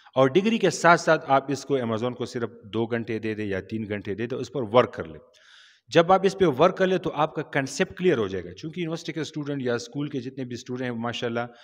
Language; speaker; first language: Urdu; non-native, local second language; Pashto